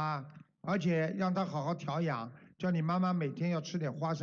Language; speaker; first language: Chinese; native; Chinese